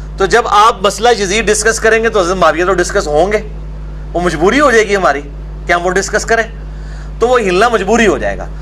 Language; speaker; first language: Urdu; non-native, local second language; Punjabi